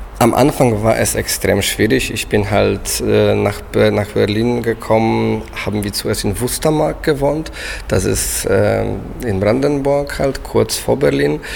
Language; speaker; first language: German; non-native, fluent; Polish